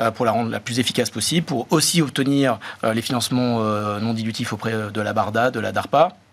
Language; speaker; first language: French; native; French